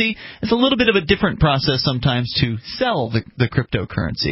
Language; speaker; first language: English; native; English